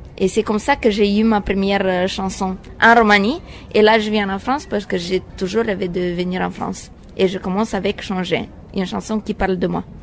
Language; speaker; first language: French; non-native, fluent; Romanian